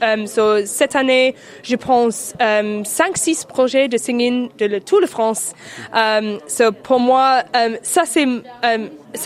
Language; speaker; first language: French; non-native, learner; English